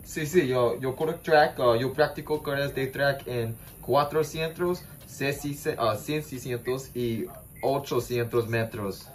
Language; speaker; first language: Spanish; non-native, learner; English